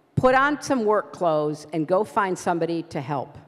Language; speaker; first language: English; native; English